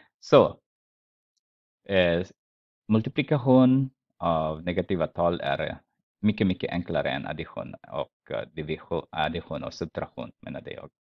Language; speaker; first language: Swedish; non-native, fluent; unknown